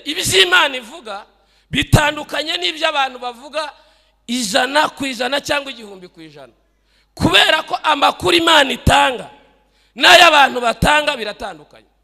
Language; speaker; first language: Kinyarwanda; native; Kinyarwanda